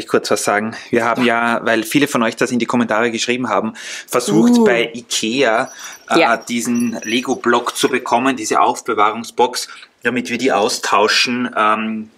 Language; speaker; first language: German; native; German